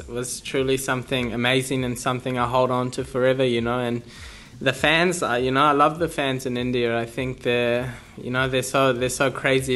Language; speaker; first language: English; native; English